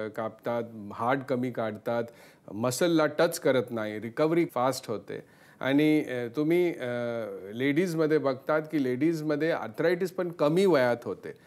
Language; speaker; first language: Marathi; non-native, local second language; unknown